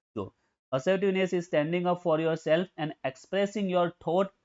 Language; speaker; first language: English; non-native, local second language; Gujarati